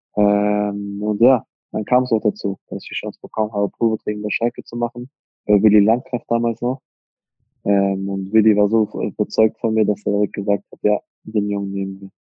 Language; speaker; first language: German; native; German